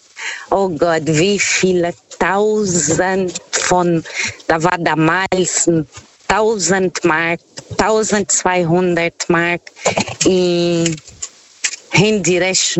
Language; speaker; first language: German; non-native, fluent; Portuguese